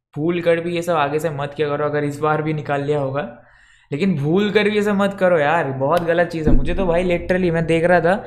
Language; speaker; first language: Hindi; non-native, local second language; Bangla